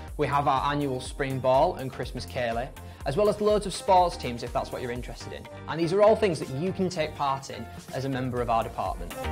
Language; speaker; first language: English; non-native, fluent; Chinese